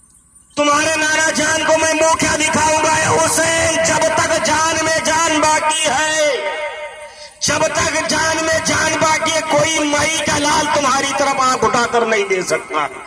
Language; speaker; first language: Urdu; native; Urdu